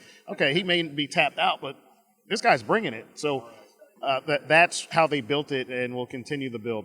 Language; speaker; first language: English; native; English